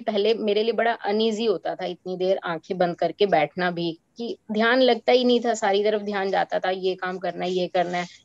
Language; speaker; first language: Hindi; native; Hindi